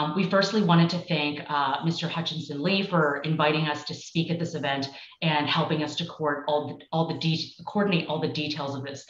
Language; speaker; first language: English; early bilingual, other home language; Chinese